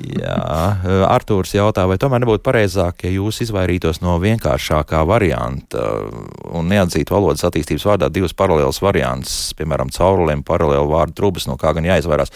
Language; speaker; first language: Latvian; native; Latvian